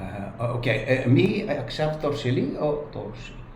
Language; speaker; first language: Hebrew; non-native, learner; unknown